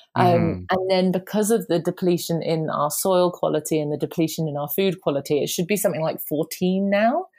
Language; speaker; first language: English; native; English